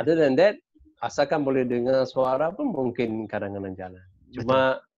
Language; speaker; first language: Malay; non-native, local second language; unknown